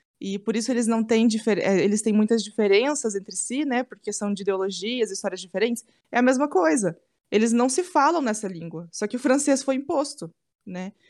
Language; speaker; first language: Portuguese; native; Portuguese